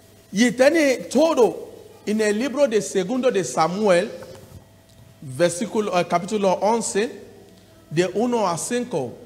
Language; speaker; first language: Spanish; non-native, learner; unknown